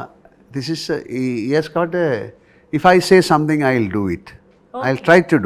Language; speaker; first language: English; non-native, local second language; Malayalam